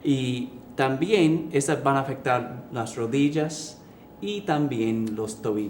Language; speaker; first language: Spanish; early bilingual, heritage; English